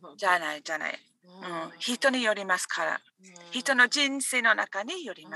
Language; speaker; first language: Japanese; non-native, learner; English